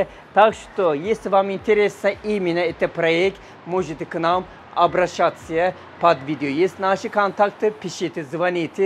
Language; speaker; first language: Russian; non-native, fluent; Turkish